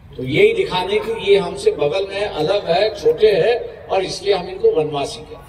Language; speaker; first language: Hindi; non-native, local second language; Marathi